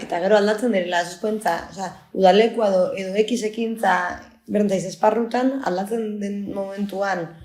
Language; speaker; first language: Basque; native; Basque